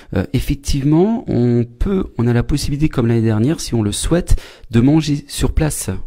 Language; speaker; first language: French; native; French